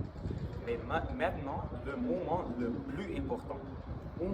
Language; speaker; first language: French; non-native, learner; Dutch